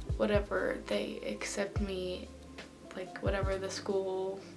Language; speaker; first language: English; native; English